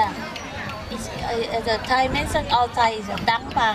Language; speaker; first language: Dutch; non-native, learner; Thai